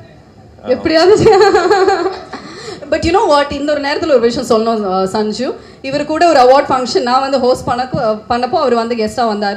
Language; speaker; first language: Tamil; native; Tamil